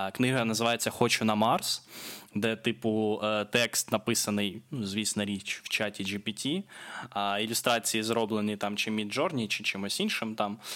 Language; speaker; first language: Ukrainian; non-native, local second language; Russian